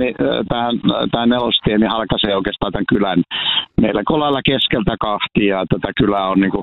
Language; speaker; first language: Finnish; native; Finnish